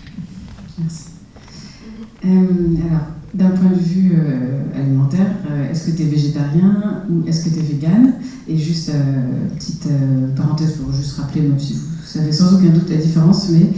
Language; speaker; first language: French; native; French